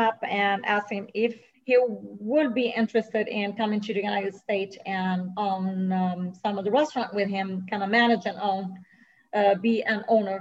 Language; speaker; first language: English; non-native, fluent; Arabic